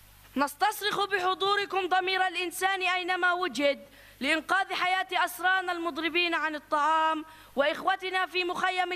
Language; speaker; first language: Arabic; native; Arabic